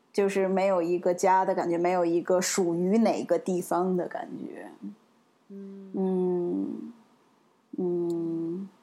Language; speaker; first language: Chinese; native; Chinese